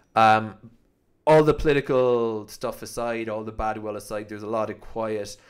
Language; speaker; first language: English; native; English